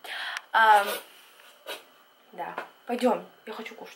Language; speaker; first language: Russian; native; Russian